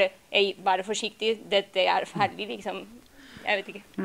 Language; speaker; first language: Norwegian; non-native, fluent; Spanish